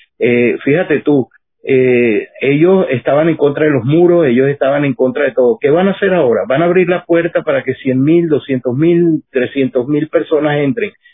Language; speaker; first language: Spanish; native; Spanish